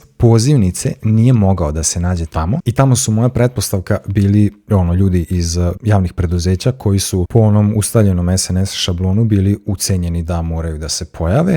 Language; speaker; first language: Serbian; native; Serbian